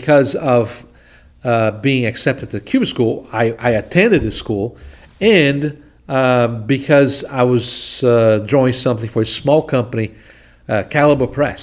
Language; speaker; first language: English; non-native, fluent; Portuguese